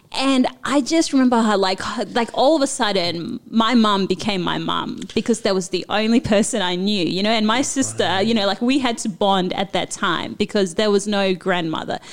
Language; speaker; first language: English; early bilingual, other home language; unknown